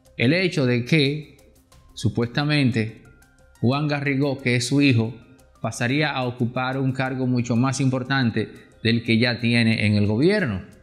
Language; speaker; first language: Spanish; native; Spanish